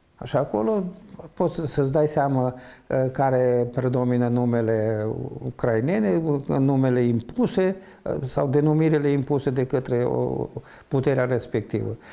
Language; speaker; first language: Romanian; non-native, local second language; Ukrainian